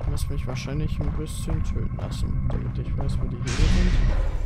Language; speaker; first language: German; native; German